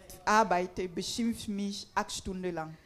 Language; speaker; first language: German; non-native, fluent; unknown